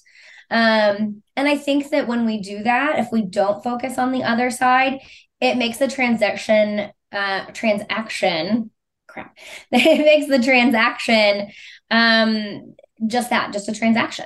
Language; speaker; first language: English; native; English